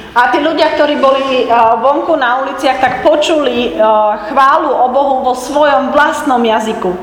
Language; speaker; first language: Slovak; native; Slovak